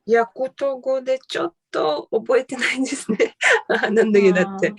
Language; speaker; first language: Japanese; non-native, fluent; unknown